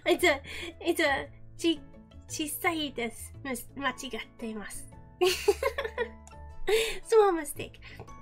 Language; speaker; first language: Japanese; non-native, learner; English